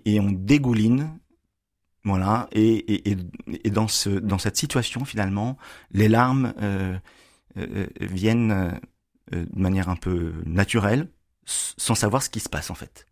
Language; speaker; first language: French; native; French